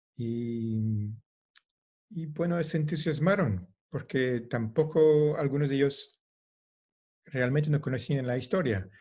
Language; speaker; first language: Spanish; non-native, fluent; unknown